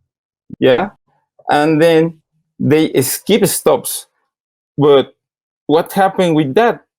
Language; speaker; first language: English; non-native, learner; Spanish